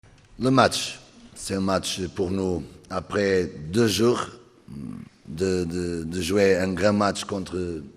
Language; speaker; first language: French; non-native, learner; Portuguese